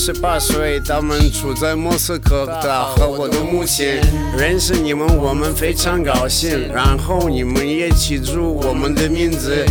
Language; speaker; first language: Chinese; non-native, learner; Russian